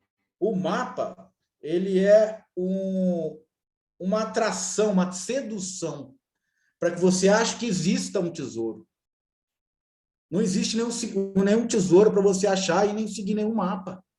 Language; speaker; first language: Portuguese; native; Portuguese